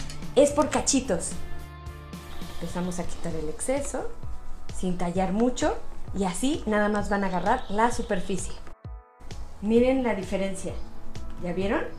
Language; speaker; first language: Spanish; native; Spanish